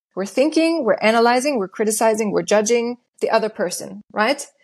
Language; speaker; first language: English; non-native, fluent; German